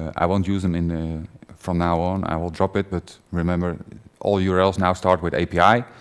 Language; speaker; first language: English; non-native, fluent; Dutch